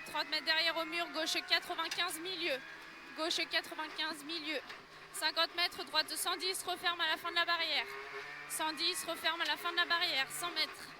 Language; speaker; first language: French; native; French